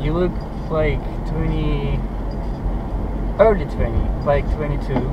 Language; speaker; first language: English; non-native, fluent; Turkish